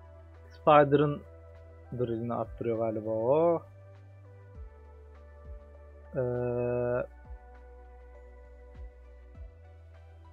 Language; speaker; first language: Turkish; native; Turkish